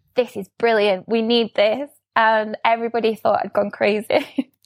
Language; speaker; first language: English; native; English